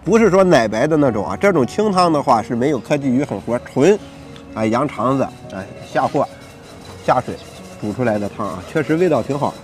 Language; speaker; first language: Chinese; native; Chinese